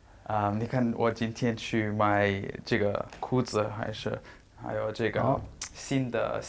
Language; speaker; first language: Chinese; non-native, learner; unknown